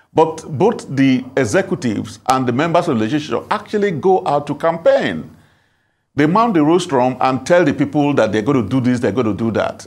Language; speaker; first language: English; non-native, local second language; Igbo